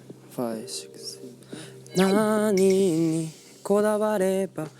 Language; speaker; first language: Japanese; native; Japanese